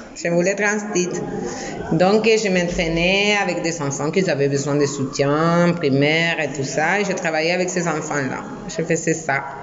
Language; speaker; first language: French; non-native, fluent; Spanish